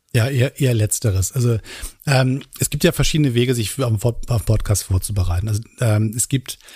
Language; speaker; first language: German; native; German